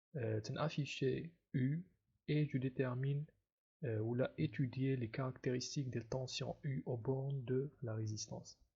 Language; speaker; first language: French; non-native, local second language; Arabic